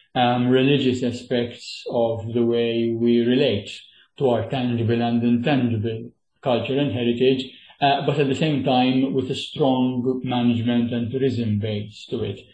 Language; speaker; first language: English; non-native, local second language; Maltese